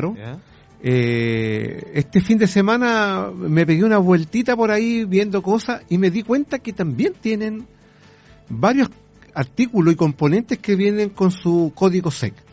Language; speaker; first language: Spanish; native; Spanish